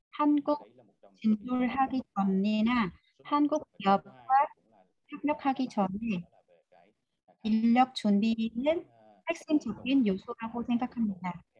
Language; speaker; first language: Korean; non-native, fluent; Vietnamese